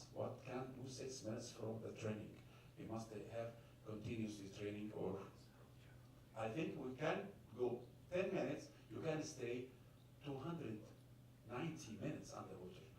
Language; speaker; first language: English; non-native, fluent; Arabic